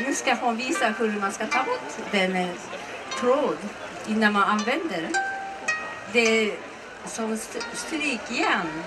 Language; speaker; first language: Swedish; non-native, learner; Japanese